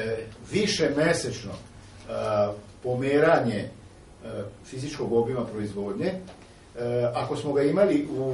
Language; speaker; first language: Serbian; native; Serbian